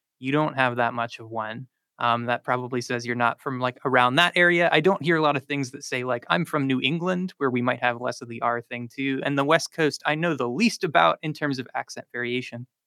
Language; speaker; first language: English; native; English